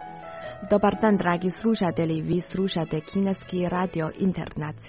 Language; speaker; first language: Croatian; non-native, fluent; Chinese